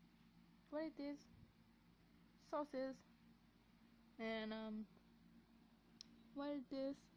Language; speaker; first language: English; non-native, learner; Vietnamese